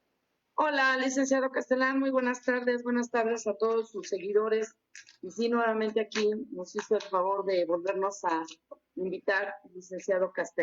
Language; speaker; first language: Spanish; native; Spanish